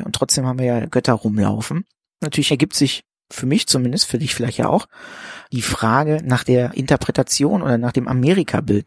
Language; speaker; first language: German; native; German